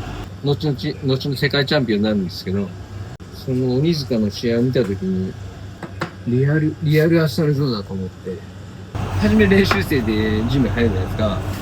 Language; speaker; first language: Japanese; native; Japanese